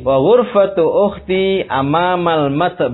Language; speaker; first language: Arabic; non-native, fluent; Indonesian